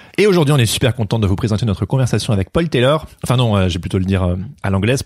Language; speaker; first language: French; native; French